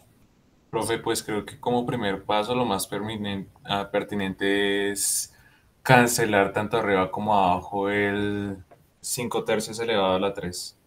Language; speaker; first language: Spanish; native; Spanish